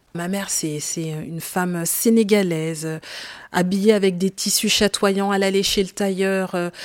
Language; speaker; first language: French; native; French